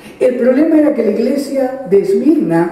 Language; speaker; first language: Spanish; native; Spanish